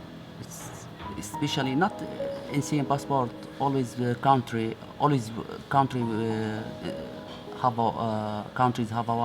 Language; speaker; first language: English; non-native, learner; Arabic